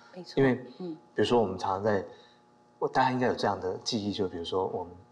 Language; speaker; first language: Chinese; native; Chinese